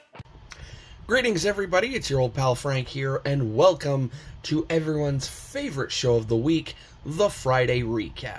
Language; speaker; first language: English; native; English